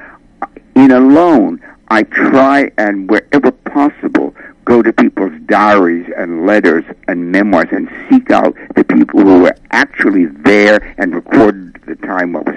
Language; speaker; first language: English; native; English